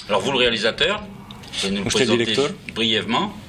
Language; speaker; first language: French; native; French